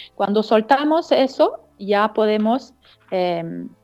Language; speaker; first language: Spanish; non-native, fluent; French